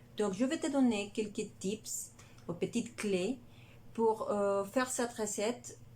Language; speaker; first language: French; non-native, learner; Spanish